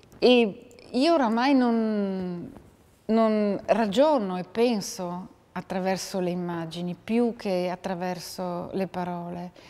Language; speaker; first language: Italian; native; Italian